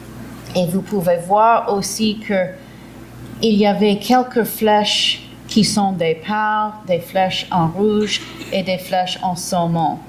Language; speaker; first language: French; early bilingual, heritage; English